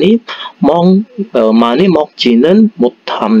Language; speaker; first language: Korean; non-native, fluent; Indonesian